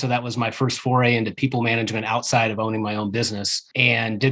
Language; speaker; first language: English; native; English